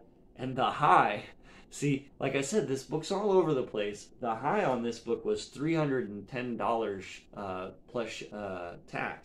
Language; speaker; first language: English; native; English